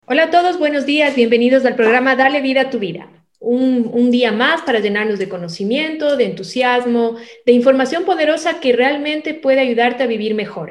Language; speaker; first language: Spanish; native; Spanish